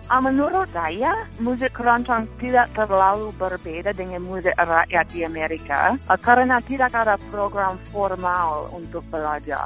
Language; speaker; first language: Indonesian; non-native, fluent; English